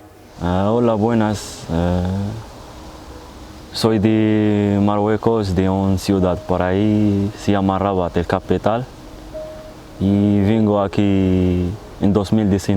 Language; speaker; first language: Spanish; non-native, learner; Arabic